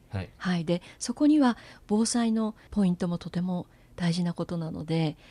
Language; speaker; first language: Japanese; native; Japanese